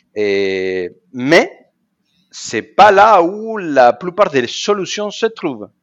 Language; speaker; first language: French; non-native, fluent; Spanish